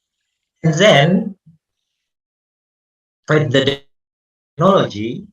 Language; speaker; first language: English; non-native, fluent; Indonesian